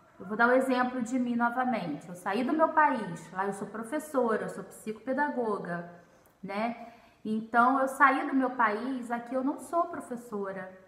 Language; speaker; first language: Portuguese; native; Portuguese